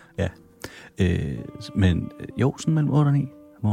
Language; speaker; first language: Danish; native; Danish